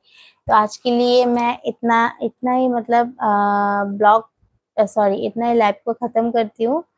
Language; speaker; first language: Hindi; non-native, local second language; Bangla